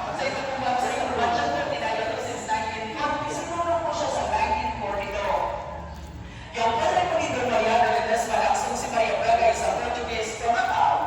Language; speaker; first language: Filipino; non-native, local second language; Hiligaynon